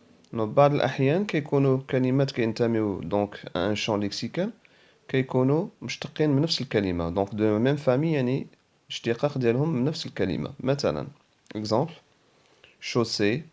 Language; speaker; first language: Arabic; native; Arabic